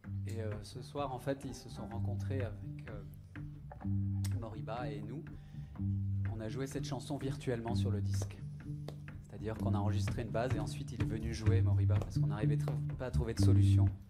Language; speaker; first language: French; non-native, local second language; English